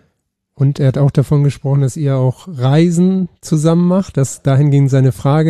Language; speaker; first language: German; native; German